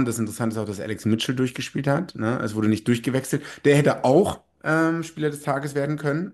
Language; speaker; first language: German; native; German